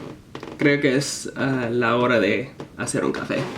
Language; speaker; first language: Spanish; non-native, learner; English